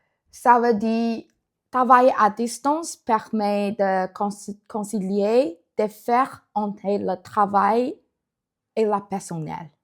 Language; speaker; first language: French; non-native, learner; Chinese